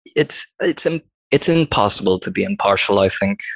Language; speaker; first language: English; native; English